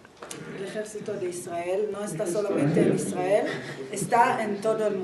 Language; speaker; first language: Spanish; non-native, fluent; Hebrew